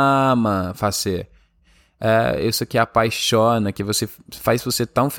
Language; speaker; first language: Portuguese; non-native, fluent; Spanish